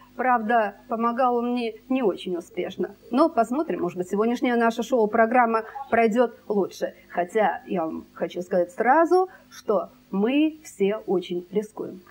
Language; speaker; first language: Russian; native; Russian